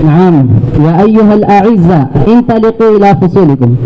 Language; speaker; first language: Arabic; non-native, learner; Urdu